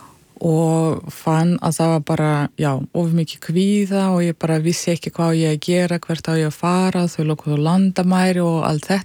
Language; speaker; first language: Icelandic; non-native, fluent; Russian